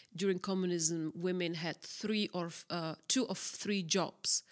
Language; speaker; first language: English; non-native, fluent; Czech